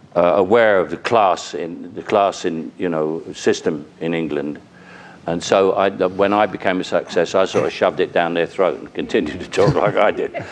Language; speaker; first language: English; native; English